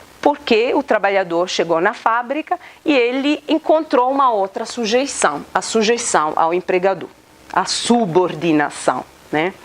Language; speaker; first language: Portuguese; non-native, fluent; Italian